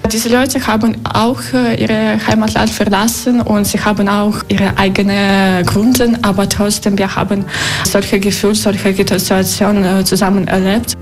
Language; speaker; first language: German; non-native, learner; Russian